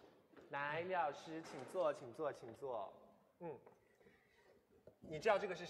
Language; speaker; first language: Chinese; native; Chinese